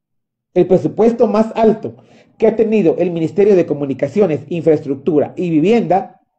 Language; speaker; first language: Spanish; native; Spanish